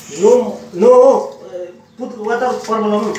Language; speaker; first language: English; non-native, learner; Nepali